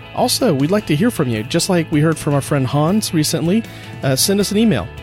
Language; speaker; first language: English; native; English